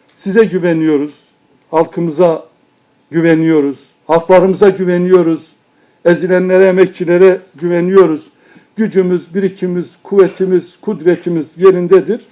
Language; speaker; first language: Turkish; non-native, local second language; Kurdish